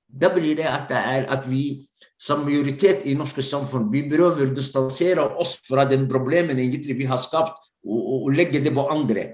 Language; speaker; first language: Norwegian; non-native, fluent; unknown